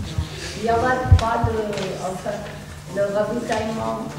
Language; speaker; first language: French; non-native, fluent; Czech